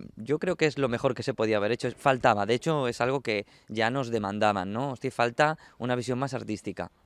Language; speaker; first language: Spanish; native; Spanish